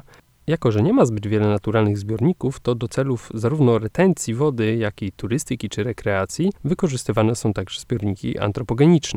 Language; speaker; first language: Polish; native; Polish